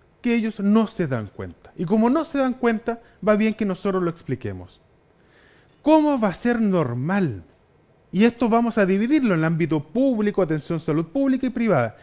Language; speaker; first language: Spanish; native; Spanish